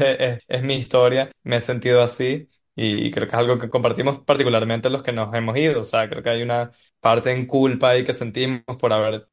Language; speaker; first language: Spanish; native; Spanish